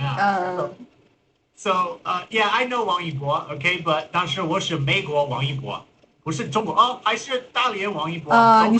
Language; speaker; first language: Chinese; non-native, learner; English